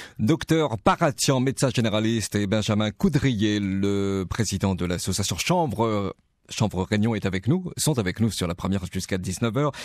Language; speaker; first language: French; native; French